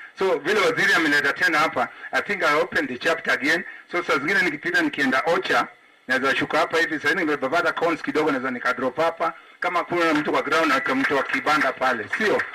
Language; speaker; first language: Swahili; non-native, local second language; Luo (Kenya and Tanzania)